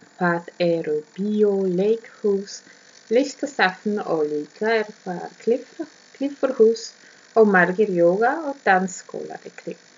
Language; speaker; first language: Icelandic; non-native, learner; German